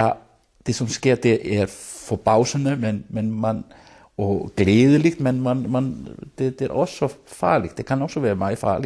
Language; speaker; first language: Danish; non-native, fluent; Icelandic